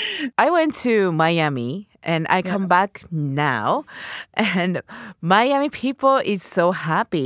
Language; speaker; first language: English; non-native, learner; Japanese